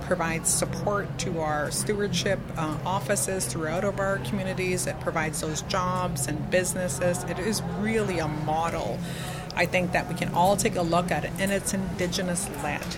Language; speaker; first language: English; native; English